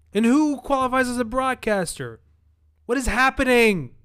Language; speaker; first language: English; early bilingual, other home language; Arabic